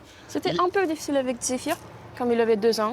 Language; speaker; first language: French; non-native, fluent; Russian